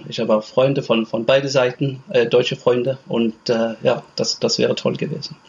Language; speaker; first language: German; non-native, fluent; Norwegian